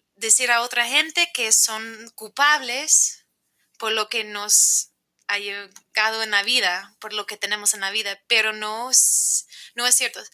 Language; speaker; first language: Spanish; non-native, fluent; English